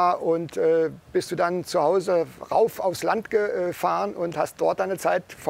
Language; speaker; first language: German; native; German